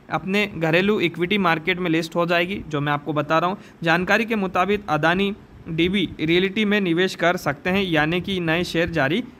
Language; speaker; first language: Hindi; native; Hindi